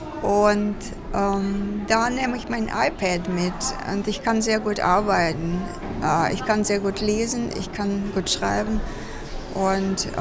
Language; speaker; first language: German; non-native, fluent; Russian